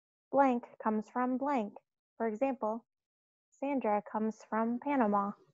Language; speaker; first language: English; native; English